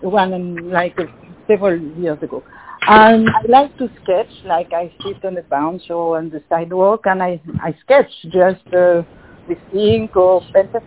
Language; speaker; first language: English; non-native, fluent; French